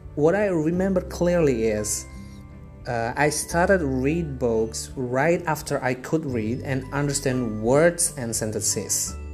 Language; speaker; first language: English; non-native, learner; Indonesian